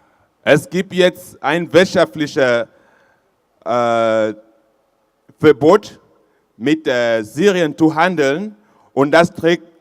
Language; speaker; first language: German; non-native, fluent; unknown